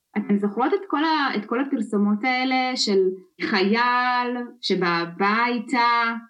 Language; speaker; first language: Hebrew; early bilingual, other home language; Russian